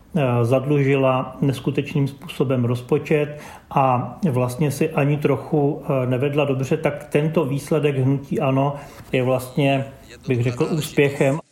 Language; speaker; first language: Czech; native; Czech